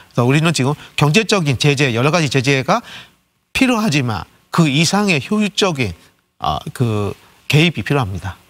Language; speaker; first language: Korean; non-native, fluent; Burmese